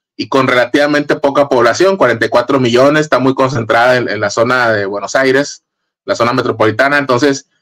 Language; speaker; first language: Spanish; native; Spanish